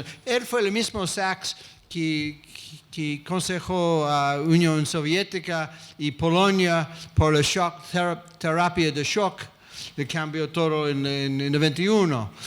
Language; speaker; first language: Spanish; non-native, fluent; English